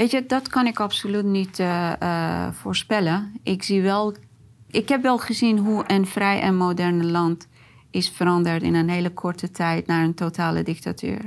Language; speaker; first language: Dutch; non-native, fluent; Persian